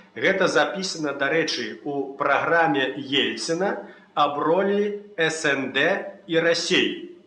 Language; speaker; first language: Belarusian; native; Belarusian